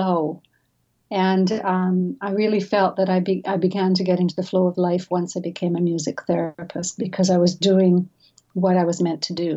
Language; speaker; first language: English; native; English